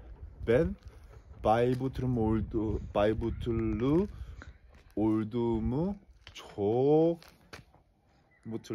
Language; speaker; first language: Turkish; non-native, learner; Korean